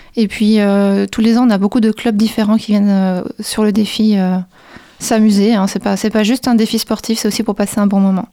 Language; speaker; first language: French; native; French